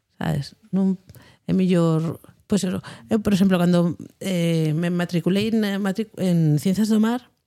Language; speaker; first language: Galician; non-native, local second language; Spanish